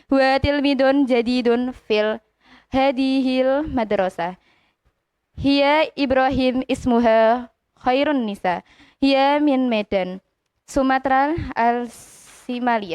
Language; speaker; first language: Arabic; non-native, learner; Indonesian